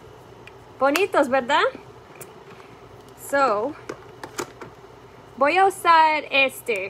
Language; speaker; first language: Spanish; early bilingual, heritage; Spanish